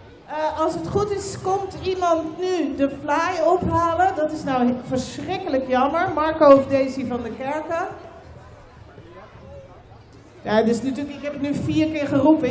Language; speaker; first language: Dutch; native; Dutch